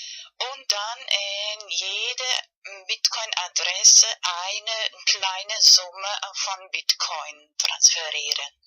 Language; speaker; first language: German; non-native, learner; Spanish